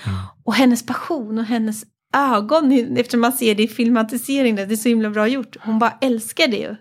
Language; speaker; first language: Swedish; native; Swedish